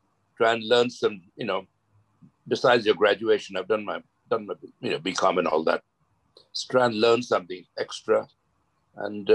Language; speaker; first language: English; non-native, local second language; Gujarati